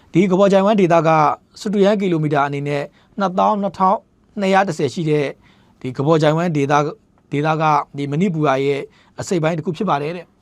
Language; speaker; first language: Burmese; native; Burmese